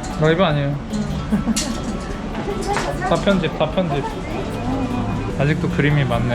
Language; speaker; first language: Korean; native; Korean